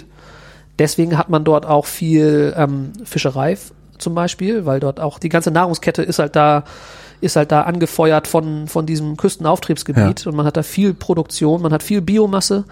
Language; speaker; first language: German; native; German